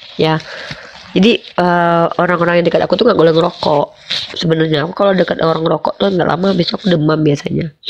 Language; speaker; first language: Indonesian; native; Indonesian